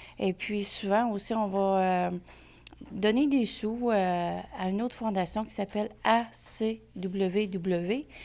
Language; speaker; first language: French; native; French